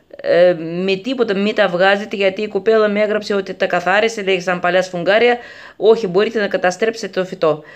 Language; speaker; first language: Greek; non-native, fluent; Russian